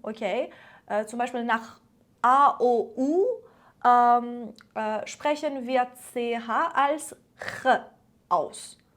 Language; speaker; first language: German; non-native, fluent; Persian